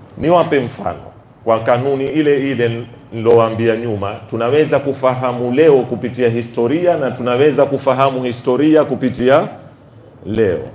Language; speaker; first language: Swahili; native; Swahili